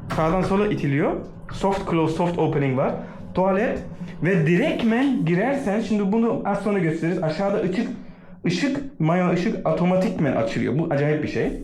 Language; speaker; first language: Turkish; early bilingual, heritage; Turkish